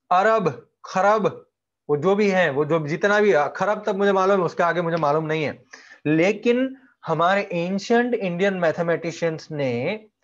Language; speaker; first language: Hindi; non-native, local second language; Gujarati